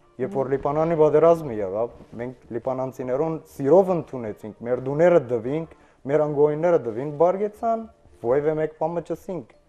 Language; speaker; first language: Armenian; early bilingual, heritage; Armenian